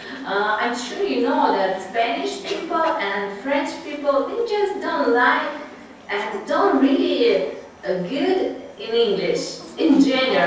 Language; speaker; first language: English; non-native, learner; Russian